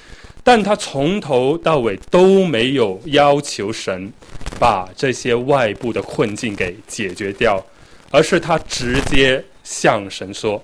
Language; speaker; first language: Chinese; native; Chinese